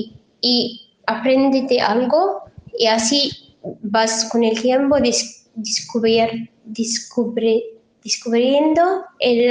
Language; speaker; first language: Spanish; non-native, fluent; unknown